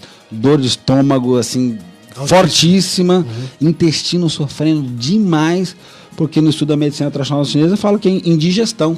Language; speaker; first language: Portuguese; native; Portuguese